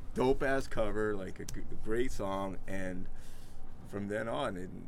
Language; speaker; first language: English; native; English